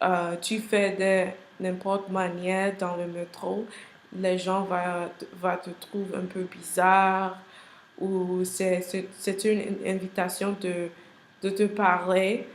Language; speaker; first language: French; non-native, learner; English